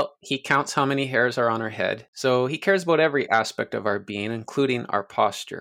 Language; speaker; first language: English; native; English